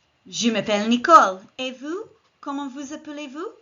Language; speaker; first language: French; non-native, fluent; English